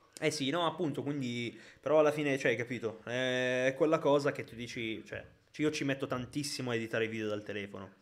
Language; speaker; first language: Italian; early bilingual, other home language; Arabic